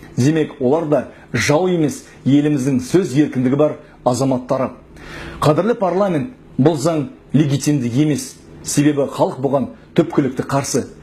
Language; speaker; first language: Kazakh; native; Kazakh